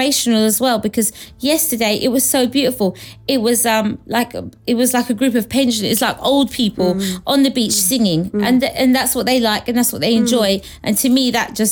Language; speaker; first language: English; non-native, local second language; Morisyen